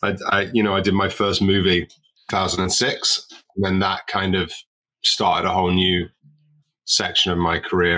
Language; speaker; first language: English; native; English